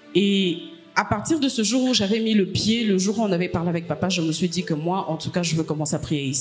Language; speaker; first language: French; non-native, local second language; Lingala